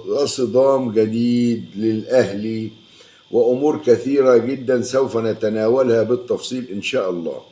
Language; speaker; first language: Arabic; native; Arabic